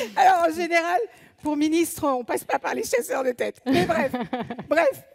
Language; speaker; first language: French; native; French